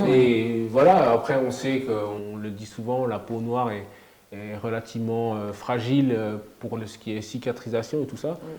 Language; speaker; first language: French; native; French